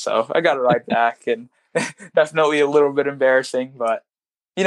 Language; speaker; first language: English; non-native, local second language; Swahili